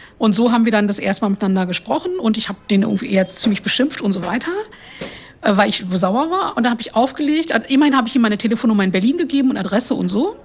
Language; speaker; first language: German; non-native, fluent; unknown